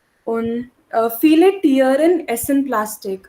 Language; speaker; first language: German; non-native, learner; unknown